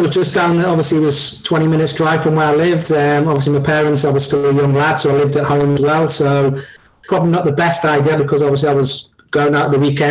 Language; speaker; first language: English; native; English